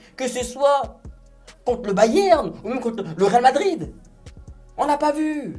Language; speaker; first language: French; native; French